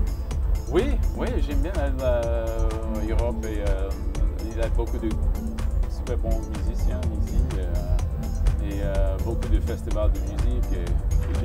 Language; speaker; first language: French; non-native, learner; English